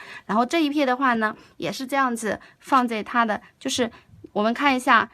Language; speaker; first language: Chinese; native; Chinese